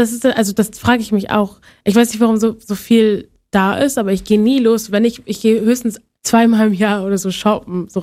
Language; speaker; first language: German; native; German